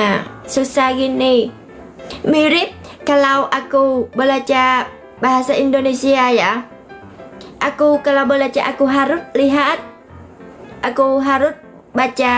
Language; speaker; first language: Indonesian; non-native, learner; Vietnamese